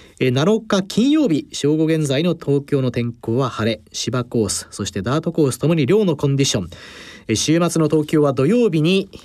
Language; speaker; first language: Japanese; native; Japanese